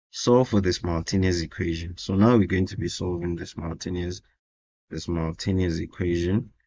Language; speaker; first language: English; non-native, local second language; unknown